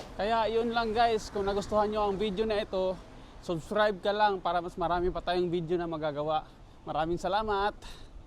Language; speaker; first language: Filipino; native; Filipino